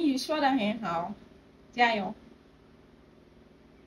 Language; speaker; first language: Chinese; non-native, fluent; Yoruba